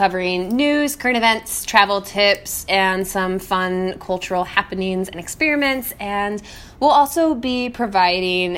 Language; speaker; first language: English; native; English